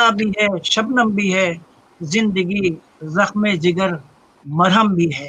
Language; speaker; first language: Urdu; native; Urdu